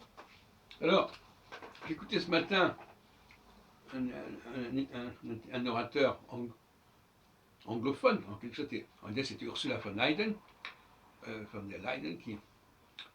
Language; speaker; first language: French; native; French